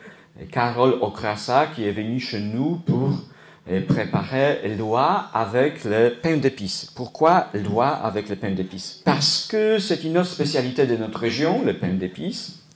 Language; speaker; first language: French; non-native, fluent; Polish